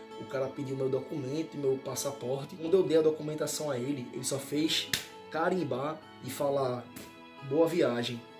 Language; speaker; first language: Portuguese; native; Portuguese